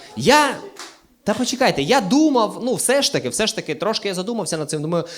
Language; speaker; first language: Ukrainian; native; Ukrainian